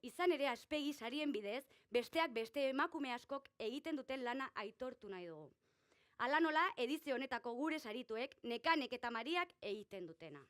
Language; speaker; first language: Basque; native; Basque